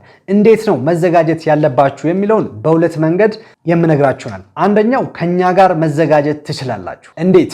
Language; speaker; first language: Amharic; native; Amharic